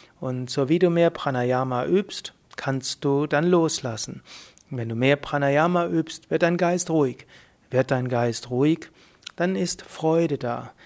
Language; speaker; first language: German; native; German